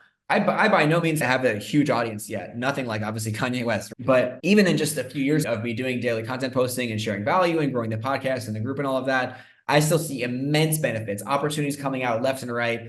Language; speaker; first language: English; native; English